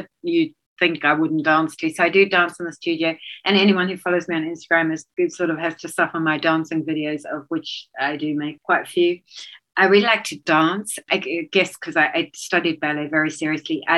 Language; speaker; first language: English; native; English